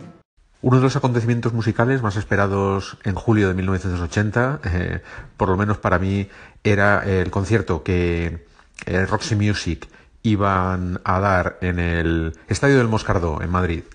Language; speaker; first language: Spanish; native; Spanish